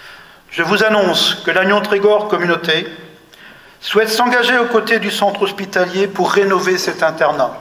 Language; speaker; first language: French; native; French